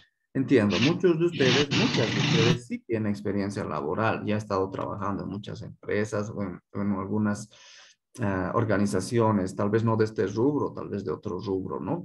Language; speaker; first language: Spanish; native; Spanish